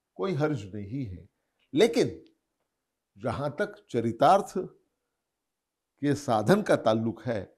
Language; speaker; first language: Hindi; non-native, local second language; Marathi